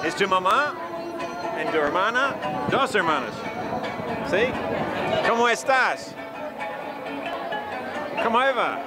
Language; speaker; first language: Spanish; non-native, learner; English